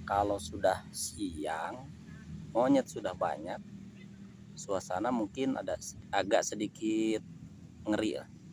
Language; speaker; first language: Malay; non-native, local second language; Sundanese